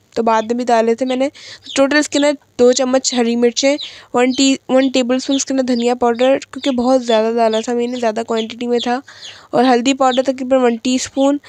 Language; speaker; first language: Urdu; native; Urdu